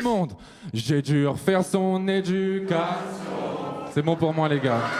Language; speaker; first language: French; native; French